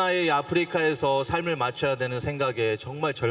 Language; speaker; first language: Korean; early bilingual, heritage; Korean